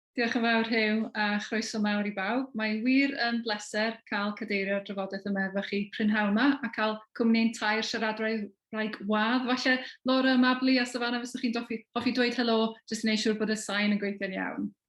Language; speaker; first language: Welsh; native; Welsh